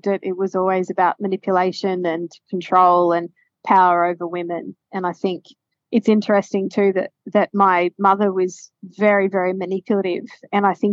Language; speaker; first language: English; native; English